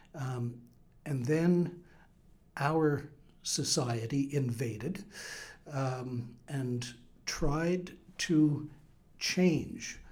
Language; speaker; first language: English; native; English